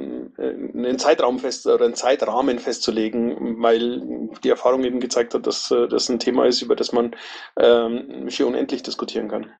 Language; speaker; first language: German; native; German